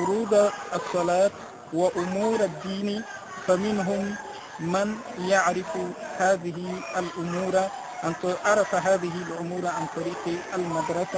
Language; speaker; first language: Arabic; non-native, fluent; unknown